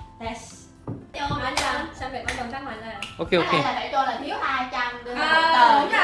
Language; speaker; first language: Vietnamese; native; Vietnamese